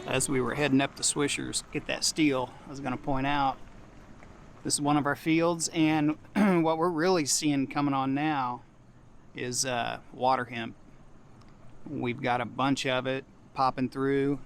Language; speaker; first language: English; native; English